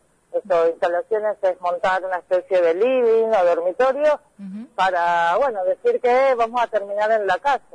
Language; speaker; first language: Spanish; native; Spanish